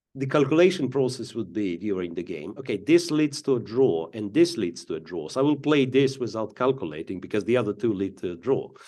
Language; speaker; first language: English; non-native, fluent; Russian